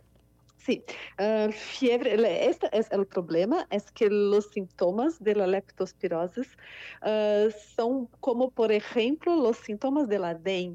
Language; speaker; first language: Spanish; non-native, fluent; Portuguese